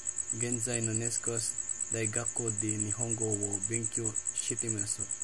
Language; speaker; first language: Japanese; non-native, learner; Filipino